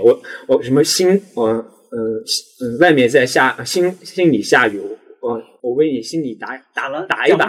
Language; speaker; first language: Chinese; native; Chinese